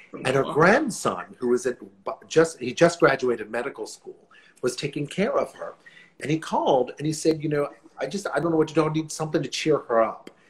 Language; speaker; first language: English; native; English